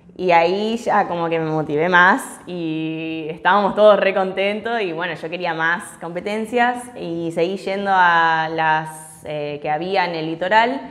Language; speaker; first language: Spanish; early bilingual, other home language; English